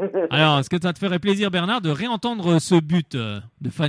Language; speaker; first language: French; native; French